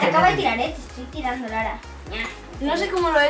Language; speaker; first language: Spanish; native; Spanish